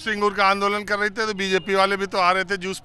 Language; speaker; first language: Hindi; native; Hindi